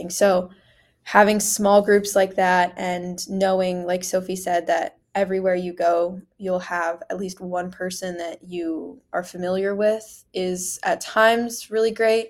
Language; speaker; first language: English; native; English